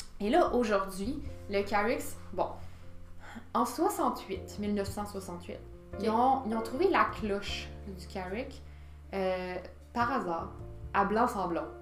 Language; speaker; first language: French; native; French